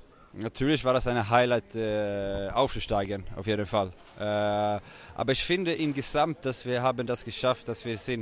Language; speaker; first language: German; non-native, fluent; Swedish